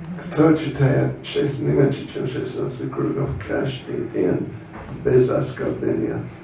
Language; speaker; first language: Russian; non-native, learner; English